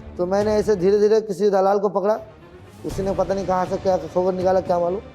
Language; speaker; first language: Hindi; non-native, fluent; Bangla